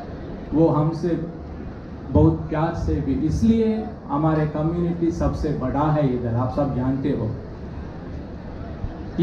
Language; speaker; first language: Hindi; non-native, local second language; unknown